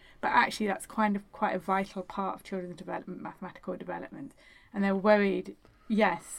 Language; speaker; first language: English; native; English